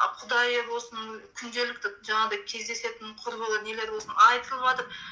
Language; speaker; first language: Kazakh; native; Kazakh